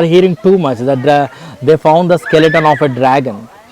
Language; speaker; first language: English; non-native, local second language; Telugu